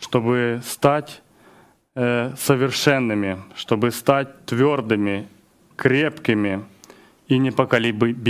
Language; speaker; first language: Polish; non-native, learner; Russian